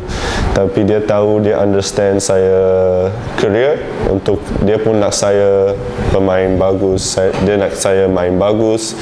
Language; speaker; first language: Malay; non-native, learner; English